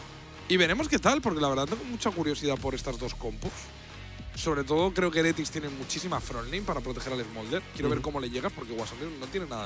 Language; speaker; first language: Spanish; native; Spanish